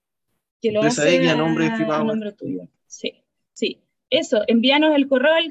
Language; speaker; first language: Spanish; native; Spanish